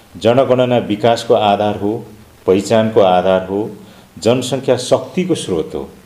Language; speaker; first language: Nepali; non-native, local second language; Limbu